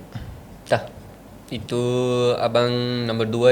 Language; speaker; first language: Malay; non-native, learner; Punjabi